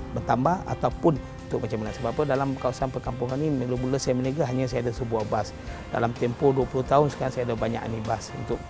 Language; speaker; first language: Malay; non-native, local second language; Tamil